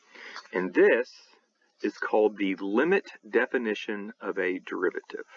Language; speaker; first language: English; native; English